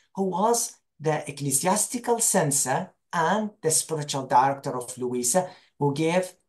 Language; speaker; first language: English; non-native, fluent; Arabic